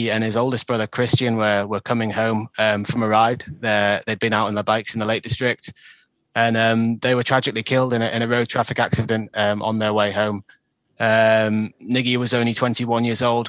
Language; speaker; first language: English; native; English